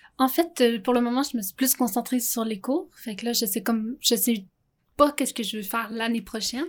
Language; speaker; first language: French; native; French